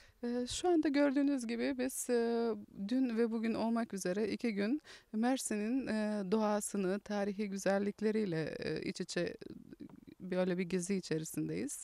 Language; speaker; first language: Turkish; native; Turkish